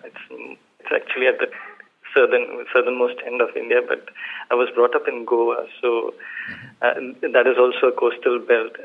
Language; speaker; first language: English; non-native, local second language; Malayalam